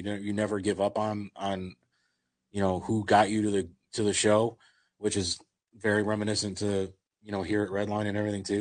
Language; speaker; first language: English; native; English